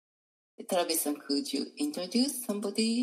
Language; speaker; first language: English; non-native, learner; Japanese